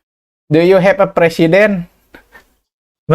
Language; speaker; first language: English; non-native, learner; Indonesian